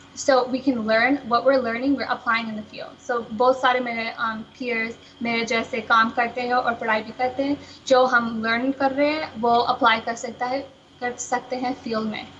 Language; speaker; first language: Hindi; early bilingual, heritage; Hindi